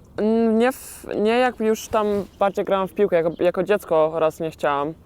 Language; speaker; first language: Polish; early bilingual, heritage; Polish